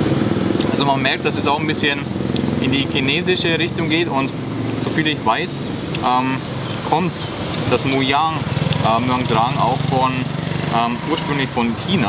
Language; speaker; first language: German; native; German